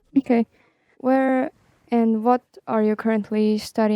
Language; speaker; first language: English; non-native, fluent; Estonian